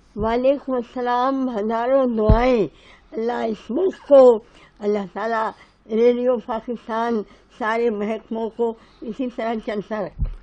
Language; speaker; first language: Urdu; native; Urdu